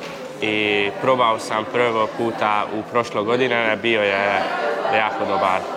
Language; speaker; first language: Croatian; non-native, local second language; Hungarian